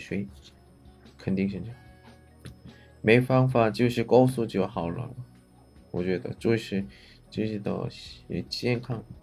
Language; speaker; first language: Chinese; non-native, learner; Korean